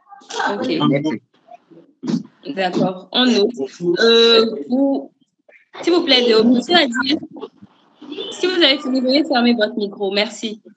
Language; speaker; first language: French; native; French